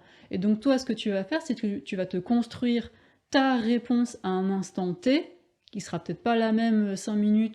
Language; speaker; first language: French; native; French